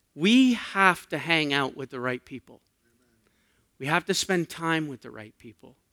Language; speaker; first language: English; native; English